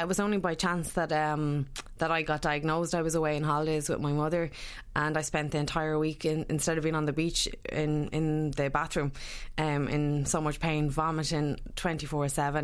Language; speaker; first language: English; native; English